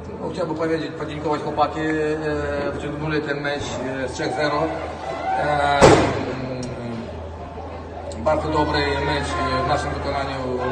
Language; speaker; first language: Polish; non-native, learner; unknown